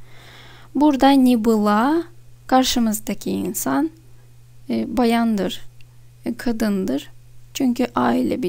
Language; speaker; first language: Turkish; non-native, fluent; Russian